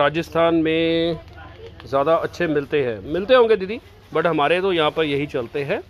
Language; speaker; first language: Hindi; non-native, local second language; Punjabi